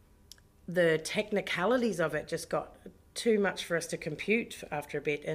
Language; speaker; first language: English; native; English